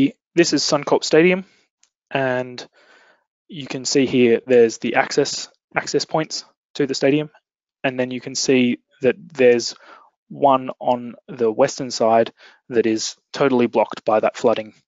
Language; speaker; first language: English; native; English